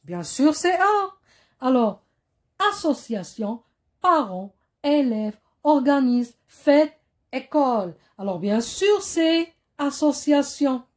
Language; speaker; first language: French; non-native, local second language; Arabic